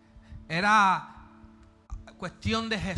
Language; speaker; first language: Spanish; early bilingual, heritage; Spanish